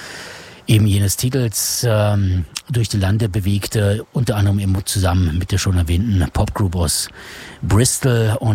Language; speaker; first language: German; native; German